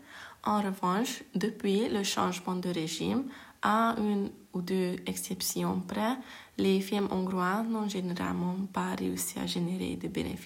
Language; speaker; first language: French; non-native, fluent; Hungarian